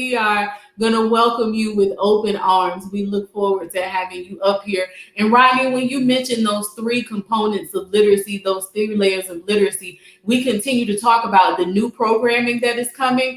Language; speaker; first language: English; native; English